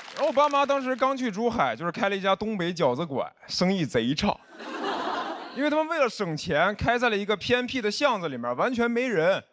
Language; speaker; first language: Chinese; native; Chinese